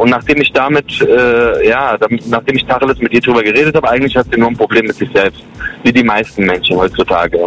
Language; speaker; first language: German; early bilingual, other home language; Kurdish